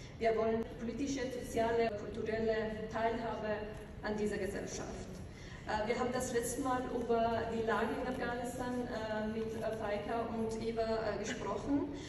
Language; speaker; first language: German; non-native, fluent; Persian